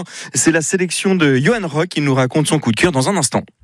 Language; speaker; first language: French; native; French